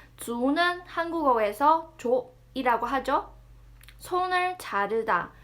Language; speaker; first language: Korean; non-native, fluent; Chinese